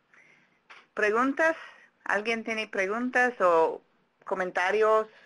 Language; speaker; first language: Spanish; non-native, fluent; English